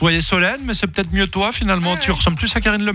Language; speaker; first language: French; native; French